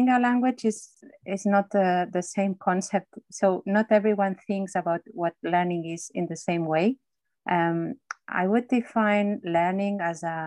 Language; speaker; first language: English; non-native, fluent; Spanish